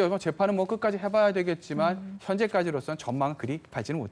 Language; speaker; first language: Korean; native; Korean